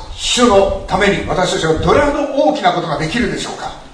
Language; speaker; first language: Japanese; native; Japanese